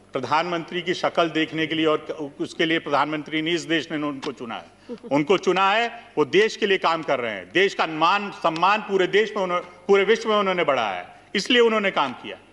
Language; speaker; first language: Hindi; native; Hindi